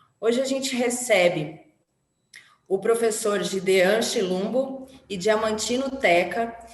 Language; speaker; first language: Portuguese; native; Portuguese